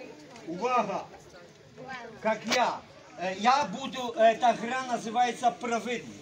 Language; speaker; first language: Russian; non-native, learner; Polish